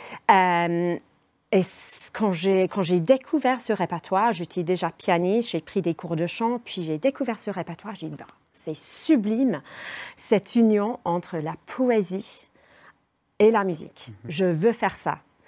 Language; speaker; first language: French; non-native, fluent; English